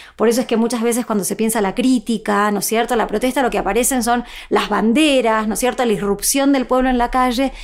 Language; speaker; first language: Spanish; native; Spanish